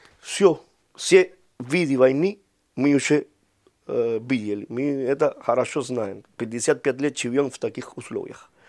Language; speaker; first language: Russian; non-native, fluent; Spanish